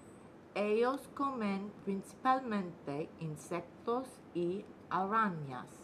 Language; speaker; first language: Spanish; non-native, learner; English